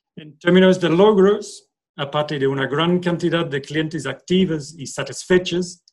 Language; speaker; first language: Spanish; non-native, fluent; English